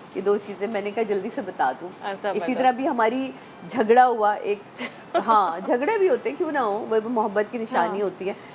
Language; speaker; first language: Urdu; native; Urdu